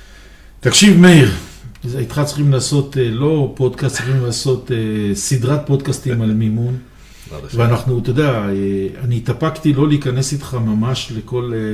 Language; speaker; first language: Hebrew; native; Hebrew